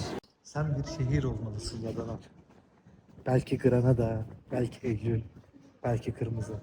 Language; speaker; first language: Turkish; native; Turkish